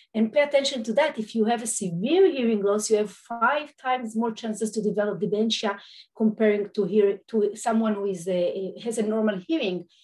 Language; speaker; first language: English; non-native, fluent; Hebrew